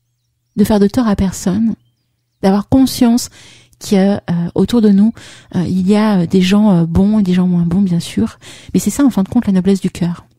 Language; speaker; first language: French; native; French